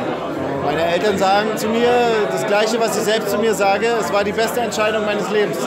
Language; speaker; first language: German; native; German